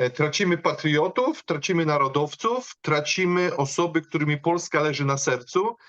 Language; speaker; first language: Polish; native; Polish